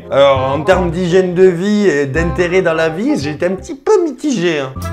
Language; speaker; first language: French; native; French